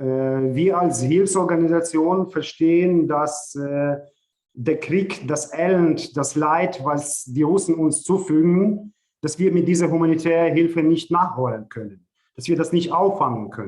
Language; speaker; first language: German; non-native, fluent; Ukrainian